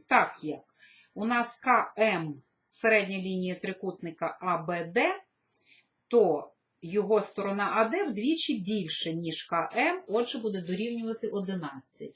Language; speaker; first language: Ukrainian; native; Ukrainian